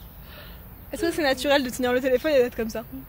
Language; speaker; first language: French; native; French